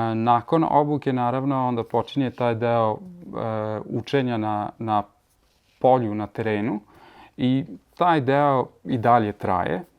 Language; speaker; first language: Serbian; early bilingual, heritage; Serbian